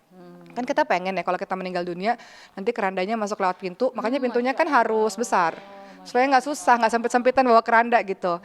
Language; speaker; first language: Indonesian; native; Indonesian